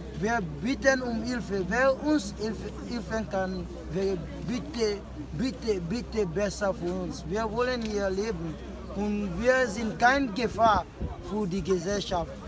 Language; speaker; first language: German; non-native, fluent; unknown